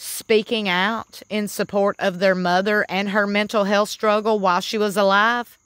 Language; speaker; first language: English; native; English